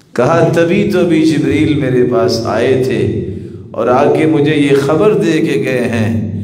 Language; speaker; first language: Urdu; non-native, local second language; Punjabi